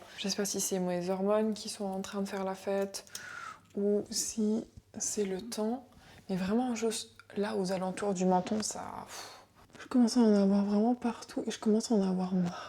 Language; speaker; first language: French; native; French